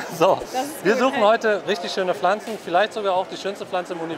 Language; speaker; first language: German; native; German